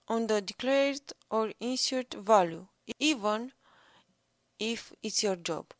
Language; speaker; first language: English; non-native, learner; Romanian